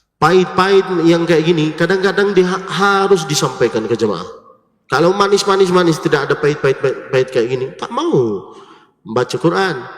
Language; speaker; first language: Malay; non-native, fluent; Arabic